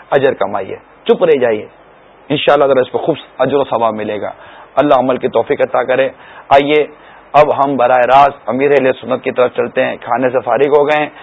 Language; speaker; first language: Urdu; native; Urdu